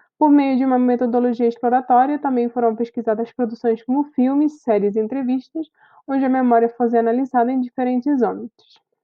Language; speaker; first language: Portuguese; non-native, fluent; Spanish